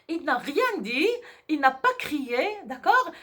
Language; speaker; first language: French; non-native, local second language; Arabic